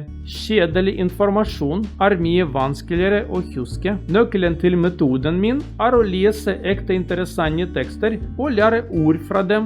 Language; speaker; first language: Norwegian; non-native, learner; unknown